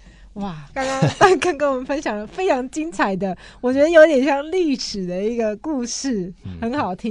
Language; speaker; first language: Chinese; native; Chinese